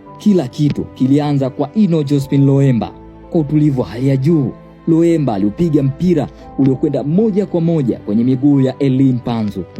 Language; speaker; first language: Swahili; native; Swahili